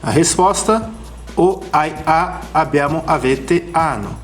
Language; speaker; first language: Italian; non-native, fluent; Portuguese